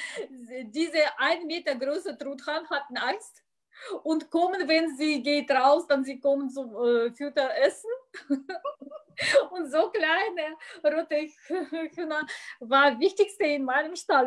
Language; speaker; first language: German; non-native, learner; Russian